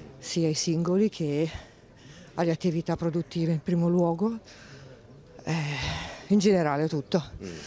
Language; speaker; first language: Italian; native; Italian